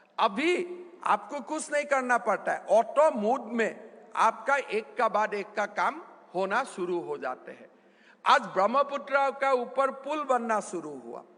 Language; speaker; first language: Hindi; non-native, local second language; Assamese